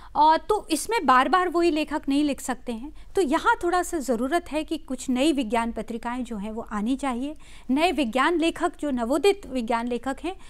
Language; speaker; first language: Hindi; native; Hindi